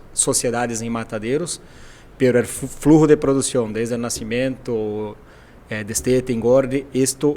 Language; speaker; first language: Spanish; non-native, fluent; Portuguese